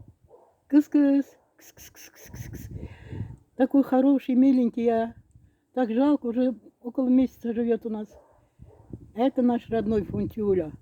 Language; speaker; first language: Russian; non-native, fluent; Azerbaijani